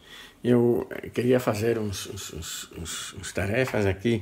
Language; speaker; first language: Portuguese; non-native, learner; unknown